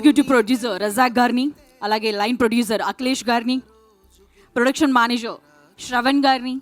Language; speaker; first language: Telugu; native; Telugu